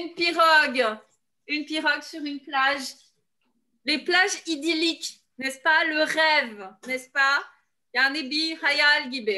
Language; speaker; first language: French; non-native, fluent; Turkish